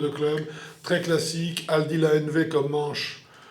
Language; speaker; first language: French; native; French